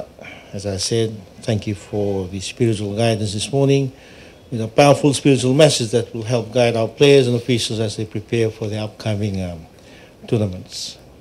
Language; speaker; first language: English; non-native, local second language; Fijian